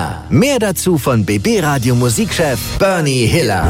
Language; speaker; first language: German; native; German